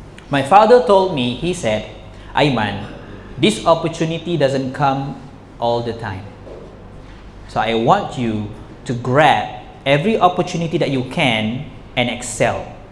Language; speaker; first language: English; non-native, local second language; Malay